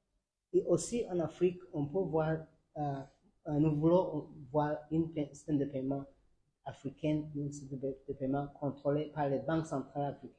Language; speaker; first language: French; non-native, learner; Arabic